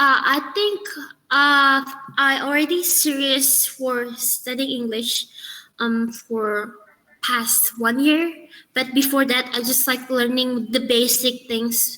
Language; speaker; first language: English; non-native, learner; Indonesian